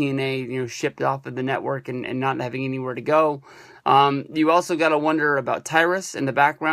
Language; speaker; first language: English; native; English